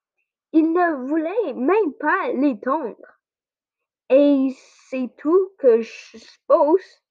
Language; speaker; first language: French; non-native, learner; English